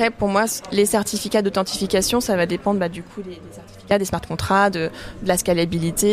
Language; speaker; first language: French; native; French